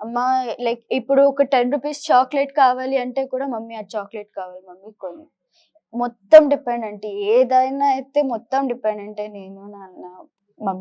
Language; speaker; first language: Telugu; non-native, local second language; Kannada